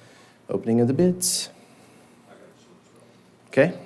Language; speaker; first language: English; native; English